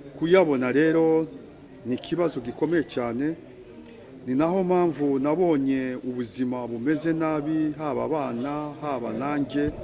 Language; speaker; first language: Kinyarwanda; early bilingual, heritage; Kinyarwanda